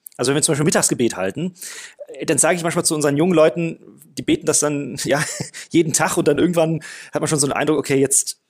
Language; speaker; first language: German; non-native, fluent; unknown